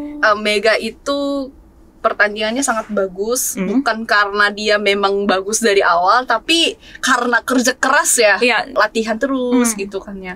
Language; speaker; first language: Indonesian; non-native, fluent; Korean